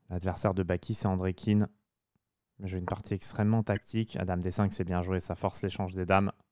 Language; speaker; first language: French; native; French